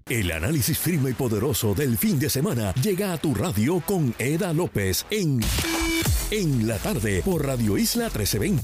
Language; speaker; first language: Spanish; native; Spanish